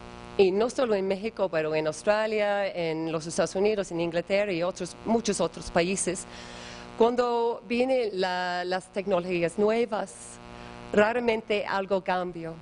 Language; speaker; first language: Spanish; non-native, learner; English